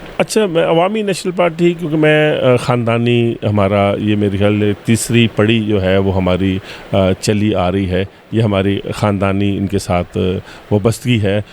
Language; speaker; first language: Urdu; non-native, local second language; Pashto